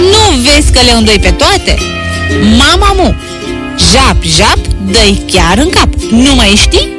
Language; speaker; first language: Romanian; native; Romanian